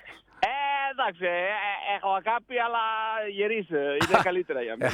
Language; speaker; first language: Greek; non-native, learner; Dutch